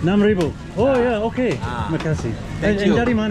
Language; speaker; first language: Indonesian; non-native, learner; English